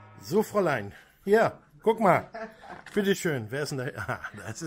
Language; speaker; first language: German; native; German